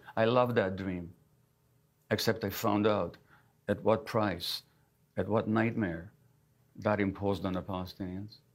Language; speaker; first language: English; early bilingual, other home language; Hungarian